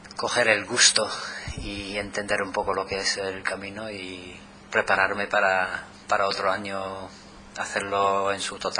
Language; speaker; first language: Spanish; non-native, fluent; English